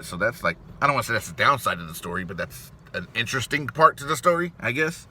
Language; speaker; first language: English; native; English